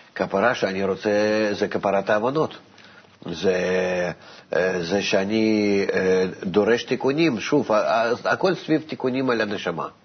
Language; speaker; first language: Hebrew; non-native, fluent; Russian